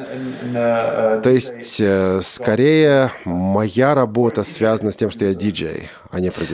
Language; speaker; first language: Russian; non-native, fluent; German